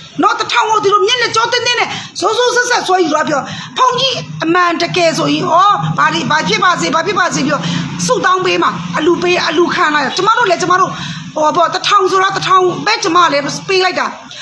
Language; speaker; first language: Burmese; non-native, local second language; Shan